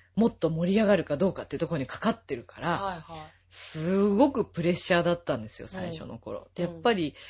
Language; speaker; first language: Japanese; native; Japanese